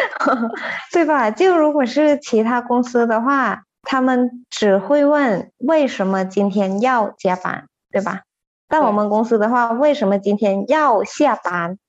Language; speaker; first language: Chinese; non-native, fluent; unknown